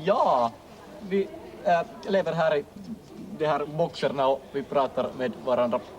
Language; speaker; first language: Swedish; non-native, local second language; Finnish